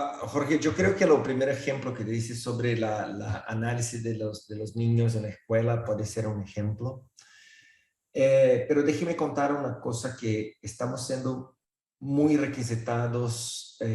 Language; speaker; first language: Spanish; non-native, fluent; Portuguese